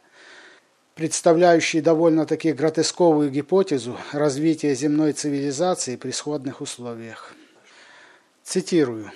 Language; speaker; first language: Russian; native; Russian